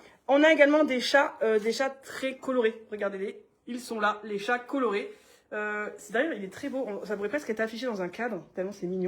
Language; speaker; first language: French; native; French